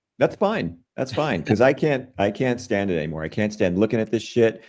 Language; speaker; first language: English; native; English